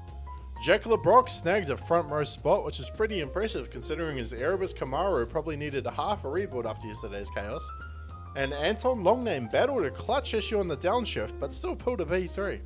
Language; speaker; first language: English; native; English